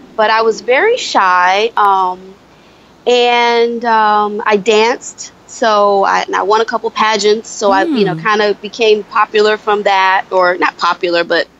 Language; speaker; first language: English; native; English